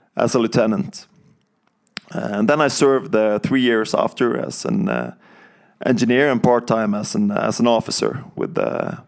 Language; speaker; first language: English; non-native, fluent; Norwegian